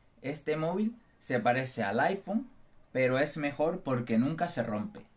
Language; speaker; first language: Spanish; non-native, learner; English